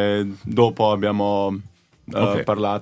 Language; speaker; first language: Italian; non-native, learner; Slovenian